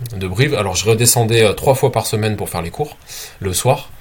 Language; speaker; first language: French; native; French